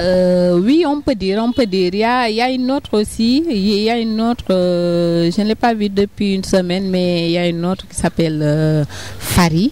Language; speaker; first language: French; non-native, local second language; Wolof